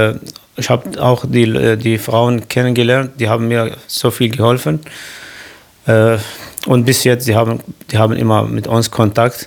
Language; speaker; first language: German; non-native, learner; Arabic